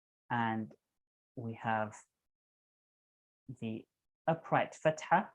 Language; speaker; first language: English; native; English